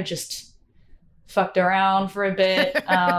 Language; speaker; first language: English; native; English